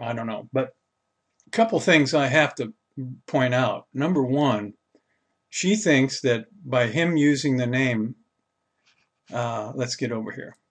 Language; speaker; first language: English; native; English